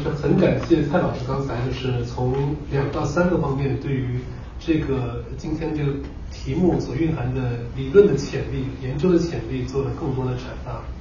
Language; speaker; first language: Chinese; native; Chinese